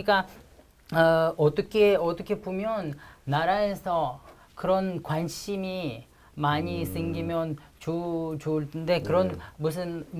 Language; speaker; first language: Korean; non-native, fluent; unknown